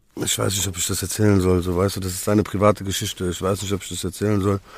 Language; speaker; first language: German; native; German